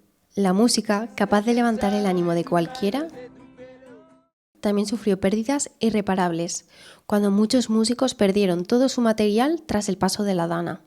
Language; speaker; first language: Spanish; native; Spanish